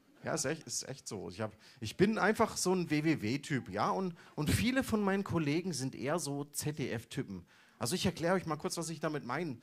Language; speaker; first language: German; native; German